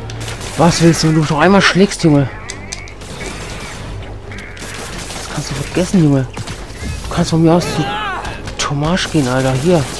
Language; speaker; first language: German; native; German